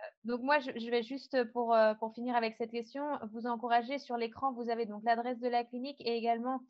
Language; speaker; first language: French; native; French